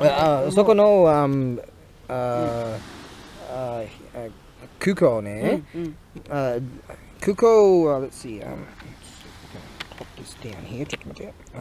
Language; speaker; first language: Japanese; non-native, learner; English